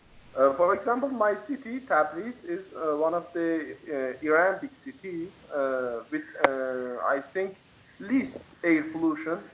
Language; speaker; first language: English; non-native, learner; Persian